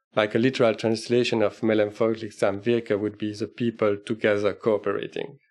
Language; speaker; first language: English; non-native, fluent; French